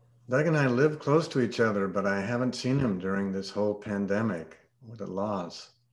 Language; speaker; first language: English; native; English